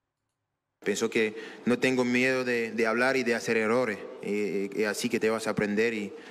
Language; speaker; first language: Spanish; non-native, learner; French